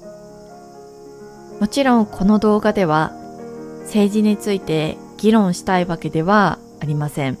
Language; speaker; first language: Japanese; native; Japanese